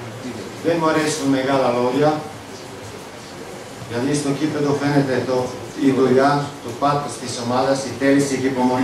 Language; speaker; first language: Greek; non-native, fluent; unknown